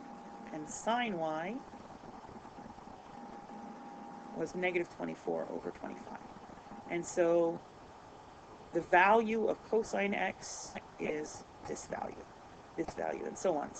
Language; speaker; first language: English; native; English